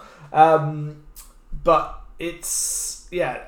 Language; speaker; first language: English; native; English